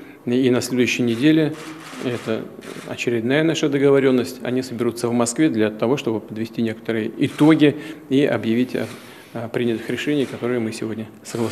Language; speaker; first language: Russian; native; Russian